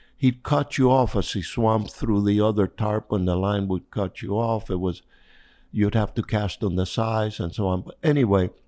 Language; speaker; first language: English; non-native, fluent; Spanish